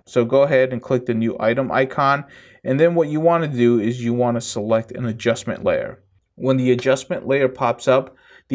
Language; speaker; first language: English; native; English